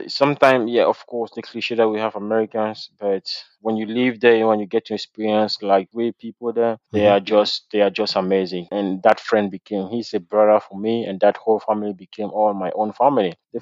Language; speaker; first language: English; non-native, local second language; French